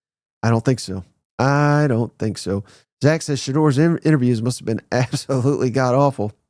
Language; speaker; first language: English; native; English